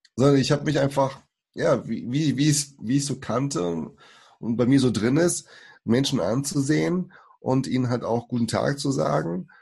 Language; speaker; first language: German; early bilingual, other home language; Portuguese